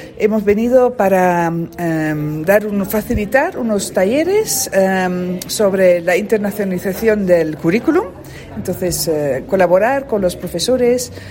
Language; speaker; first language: Spanish; non-native, fluent; Dutch